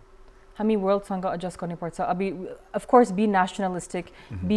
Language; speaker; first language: Nepali; early bilingual, heritage; English